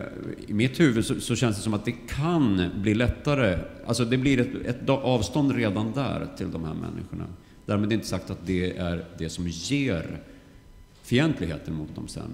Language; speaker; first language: Swedish; native; Swedish